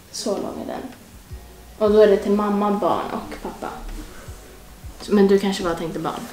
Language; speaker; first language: Swedish; native; Swedish